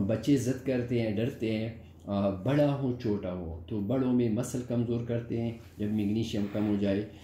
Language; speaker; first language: Urdu; non-native, local second language; Pashto